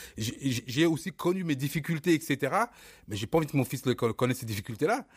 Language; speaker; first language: French; early bilingual, other home language; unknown